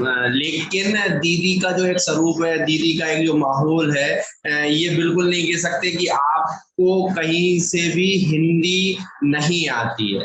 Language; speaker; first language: Hindi; native; Hindi